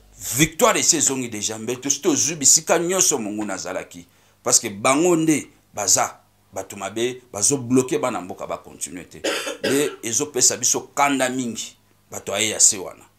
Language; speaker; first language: Lingala; non-native, local second language; Swahili